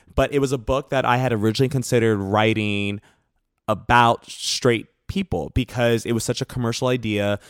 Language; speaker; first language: English; native; English